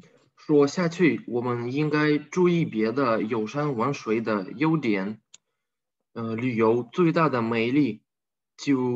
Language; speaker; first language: Chinese; non-native, learner; Russian